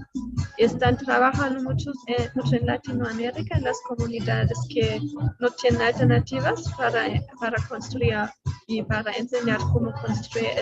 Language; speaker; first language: Spanish; non-native, fluent; German